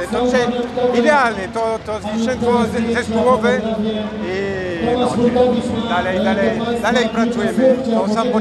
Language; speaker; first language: Polish; non-native, fluent; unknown